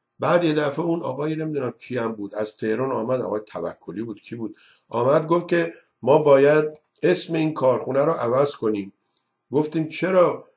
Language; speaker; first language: Persian; native; Persian